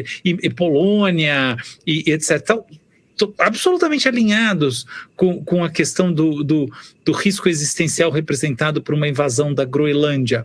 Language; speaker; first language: Portuguese; native; Portuguese